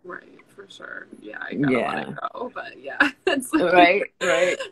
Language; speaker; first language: English; native; English